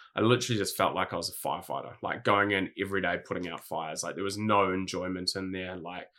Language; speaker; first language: English; native; English